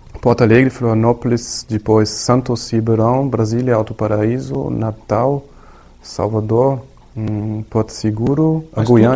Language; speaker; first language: Portuguese; non-native, learner; German